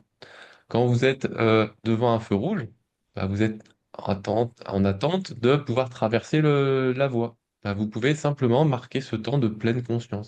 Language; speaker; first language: French; native; French